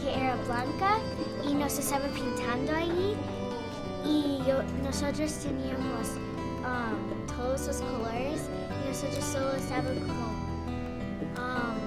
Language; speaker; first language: Spanish; non-native, learner; English